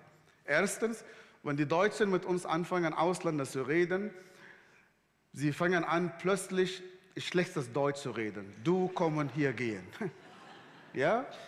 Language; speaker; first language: German; non-native, fluent; Arabic